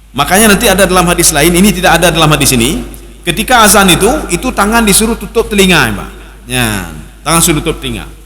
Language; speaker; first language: Malay; non-native, local second language; Achinese